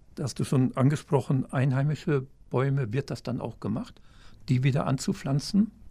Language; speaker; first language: German; native; German